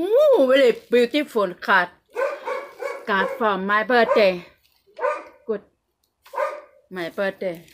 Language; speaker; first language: English; non-native, learner; Thai